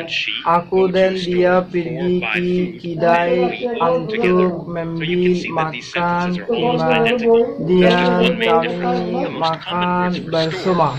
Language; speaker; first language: Indonesian; non-native, learner; Bangla